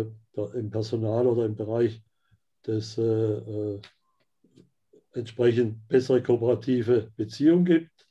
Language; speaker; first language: German; native; German